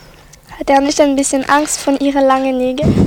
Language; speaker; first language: German; non-native, local second language; French